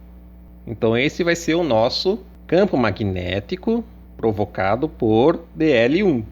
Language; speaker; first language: Portuguese; native; Portuguese